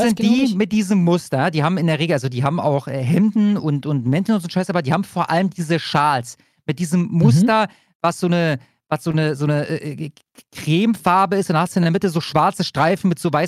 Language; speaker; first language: German; native; German